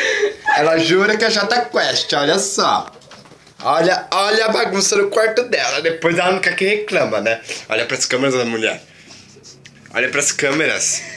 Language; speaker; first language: Portuguese; native; Portuguese